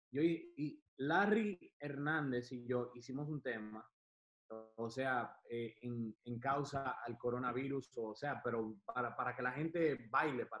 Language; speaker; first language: Spanish; native; Spanish